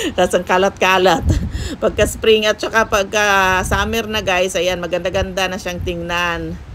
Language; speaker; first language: Filipino; non-native, local second language; Cebuano